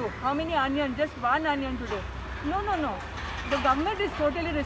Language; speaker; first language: English; non-native, local second language; Konkani